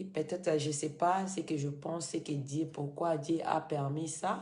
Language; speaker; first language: French; non-native, fluent; Lingala